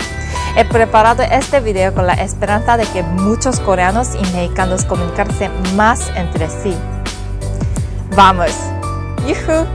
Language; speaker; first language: Spanish; non-native, fluent; Korean